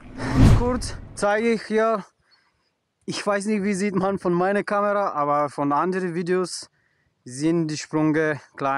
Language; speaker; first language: German; non-native, learner; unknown